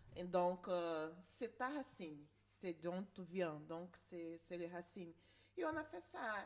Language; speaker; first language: French; non-native, learner; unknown